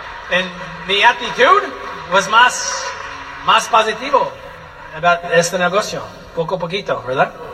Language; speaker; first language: Spanish; non-native, learner; English